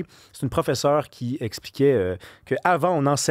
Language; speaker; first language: French; native; French